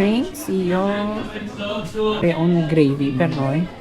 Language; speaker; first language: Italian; non-native, learner; Filipino